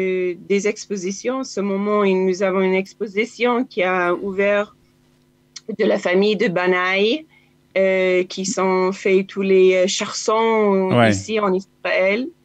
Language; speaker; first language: French; non-native, learner; Hebrew